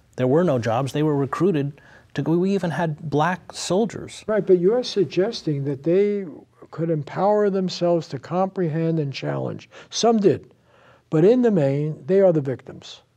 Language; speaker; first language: English; native; English